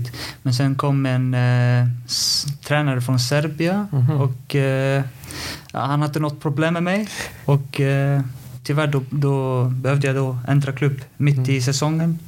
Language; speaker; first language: Swedish; non-native, fluent; Icelandic